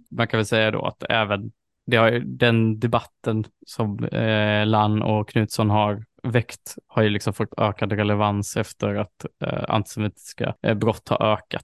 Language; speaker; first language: Swedish; native; Swedish